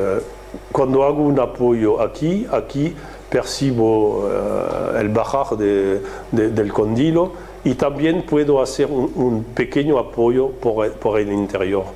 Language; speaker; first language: Spanish; non-native, fluent; French